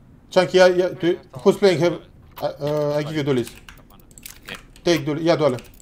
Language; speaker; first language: English; non-native, learner; Romanian